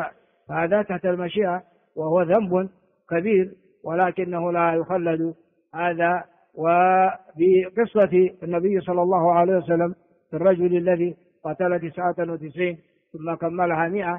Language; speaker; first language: Arabic; non-native, fluent; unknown